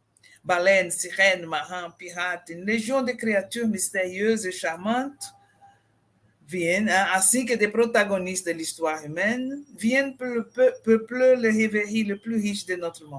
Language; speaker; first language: French; non-native, fluent; Portuguese